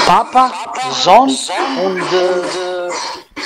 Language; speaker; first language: German; non-native, learner; Serbian